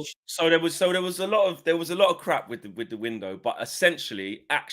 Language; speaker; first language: English; native; English